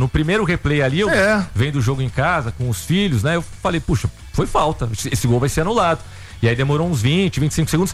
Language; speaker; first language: Portuguese; native; Portuguese